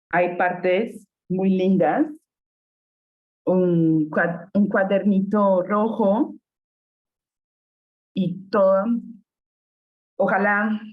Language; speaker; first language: Spanish; non-native, fluent; Portuguese